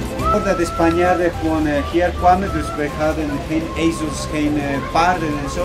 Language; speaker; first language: Dutch; non-native, fluent; Spanish